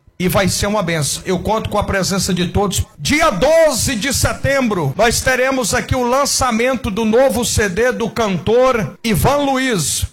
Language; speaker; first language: Portuguese; native; Portuguese